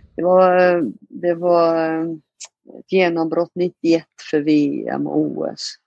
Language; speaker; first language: Swedish; native; Swedish